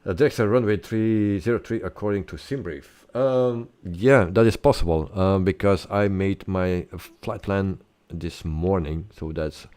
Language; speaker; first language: English; non-native, fluent; Dutch